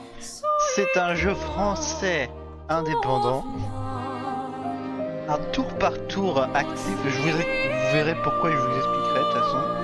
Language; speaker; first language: French; native; French